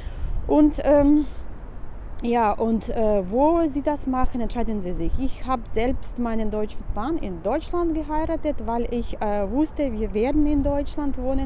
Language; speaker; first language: German; non-native, fluent; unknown